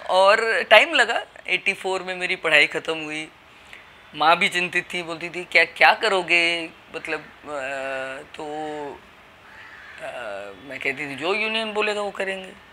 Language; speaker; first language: Hindi; native; Hindi